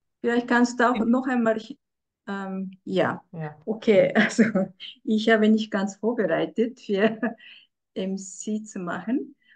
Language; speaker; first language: German; non-native, fluent; Japanese